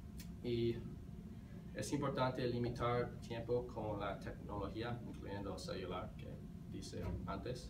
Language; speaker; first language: Spanish; non-native, learner; English